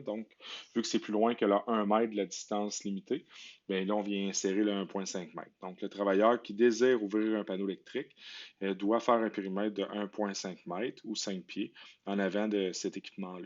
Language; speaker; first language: French; native; French